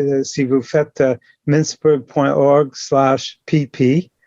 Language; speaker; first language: French; non-native, local second language; English